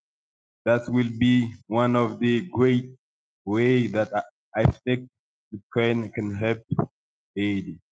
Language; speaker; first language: English; non-native, local second language; Haitian Creole